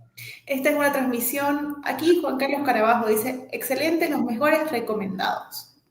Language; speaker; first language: Spanish; native; Spanish